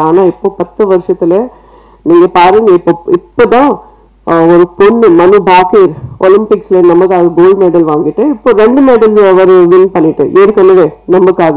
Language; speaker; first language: Tamil; non-native, fluent; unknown